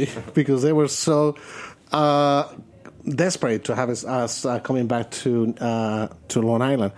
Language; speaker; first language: English; non-native, fluent; Spanish